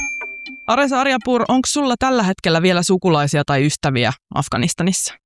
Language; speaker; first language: Finnish; native; Finnish